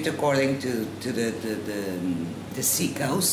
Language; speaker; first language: English; non-native, fluent; Portuguese